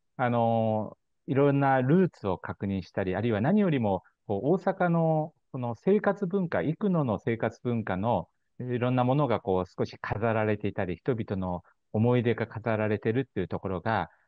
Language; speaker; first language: Japanese; non-native, fluent; Korean